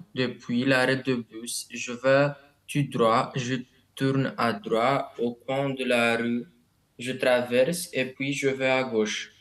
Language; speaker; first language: French; non-native, learner; Romanian